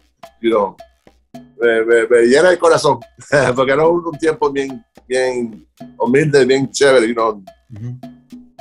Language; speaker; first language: Spanish; early bilingual, other home language; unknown